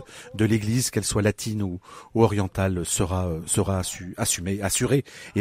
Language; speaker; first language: French; native; French